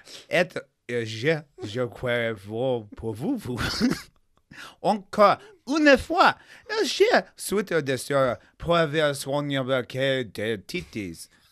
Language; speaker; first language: French; non-native, learner; English